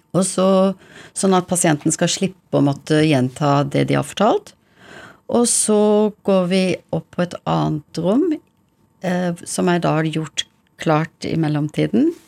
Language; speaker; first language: Norwegian; early bilingual, heritage; English